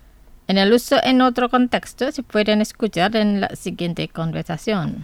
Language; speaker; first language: Spanish; non-native, fluent; Indonesian